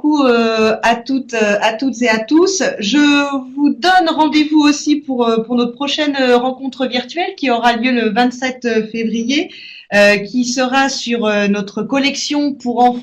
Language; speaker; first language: French; native; French